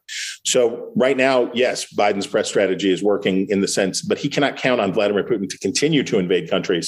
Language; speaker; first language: English; native; English